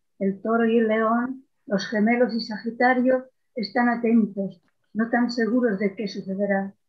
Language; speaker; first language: Spanish; native; Spanish